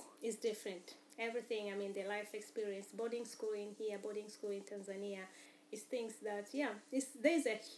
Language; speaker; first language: English; non-native, local second language; Swahili